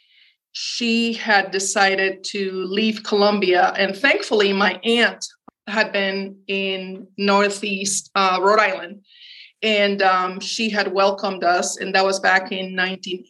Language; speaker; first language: English; early bilingual, other home language; Spanish